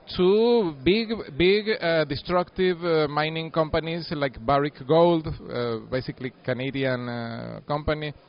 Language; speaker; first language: English; non-native, fluent; Spanish